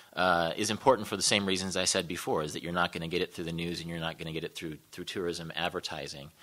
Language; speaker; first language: English; native; English